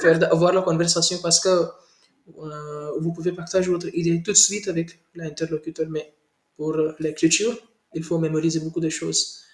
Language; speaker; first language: French; non-native, learner; Hindi